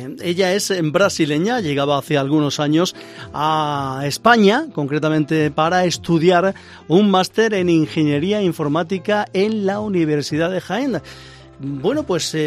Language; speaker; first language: Spanish; native; Spanish